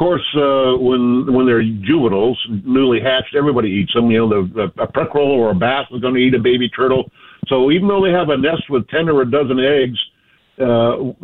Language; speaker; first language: English; native; English